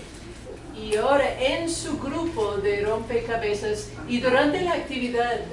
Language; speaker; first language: Spanish; non-native, fluent; English